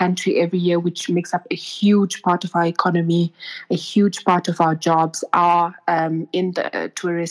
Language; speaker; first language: English; non-native, local second language; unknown